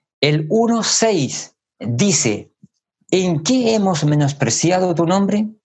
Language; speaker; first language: Spanish; native; Spanish